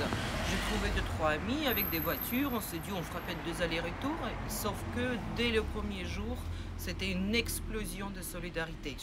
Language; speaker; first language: French; non-native, fluent; Russian